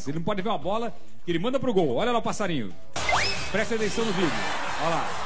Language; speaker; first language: Portuguese; native; Portuguese